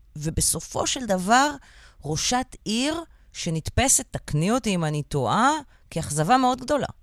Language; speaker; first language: Hebrew; native; Hebrew